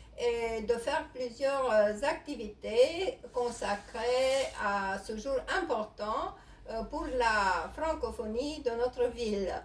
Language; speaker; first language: French; non-native, fluent; Romanian